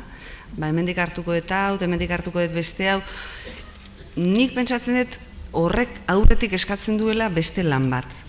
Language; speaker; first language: Basque; native; Basque